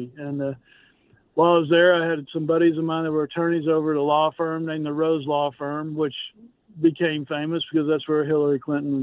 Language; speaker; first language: English; native; English